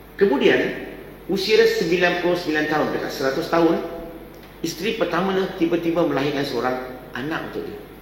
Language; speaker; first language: Malay; non-native, local second language; Chinese